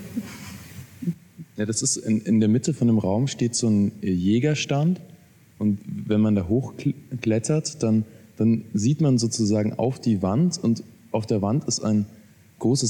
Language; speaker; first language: German; native; German